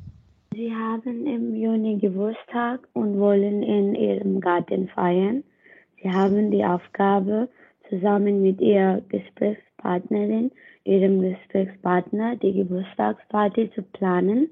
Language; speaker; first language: German; non-native, learner; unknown